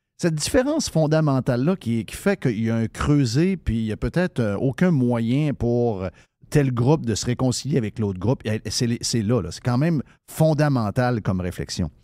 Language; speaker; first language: French; native; French